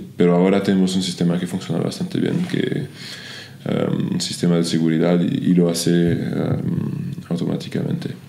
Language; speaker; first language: Spanish; non-native, fluent; French